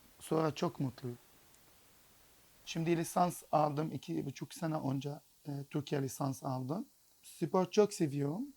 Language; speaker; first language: Turkish; non-native, learner; Arabic